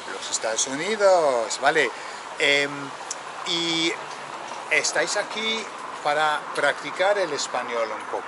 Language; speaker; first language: Spanish; non-native, fluent; English